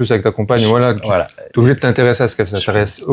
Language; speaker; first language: French; native; French